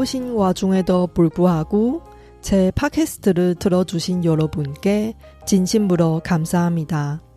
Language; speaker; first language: Korean; non-native, fluent; Chinese